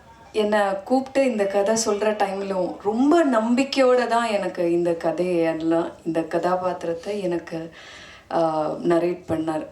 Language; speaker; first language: Tamil; non-native, fluent; Malayalam